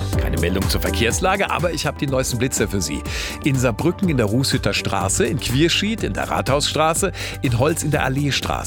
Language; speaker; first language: German; native; German